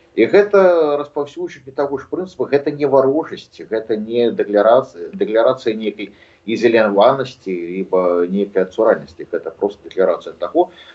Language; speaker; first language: Belarusian; non-native, local second language; Russian